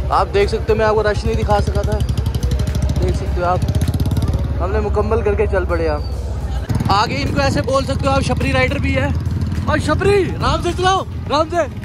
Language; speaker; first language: Hindi; native; Hindi